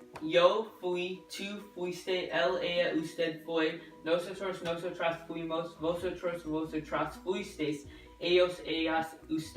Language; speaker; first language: Spanish; non-native, learner; English